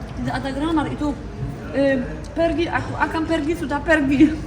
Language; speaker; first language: Indonesian; non-native, learner; Polish